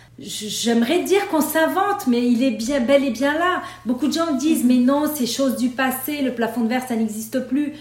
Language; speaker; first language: French; non-native, local second language; Arabic